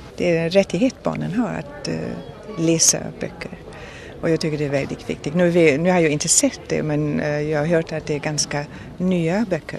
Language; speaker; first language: Swedish; non-native, fluent; German